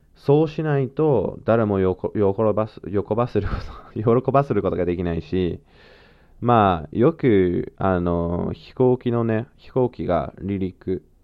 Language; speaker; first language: Japanese; non-native, fluent; English